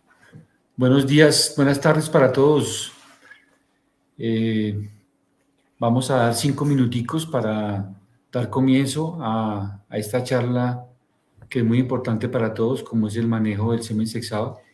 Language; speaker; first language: Spanish; native; Spanish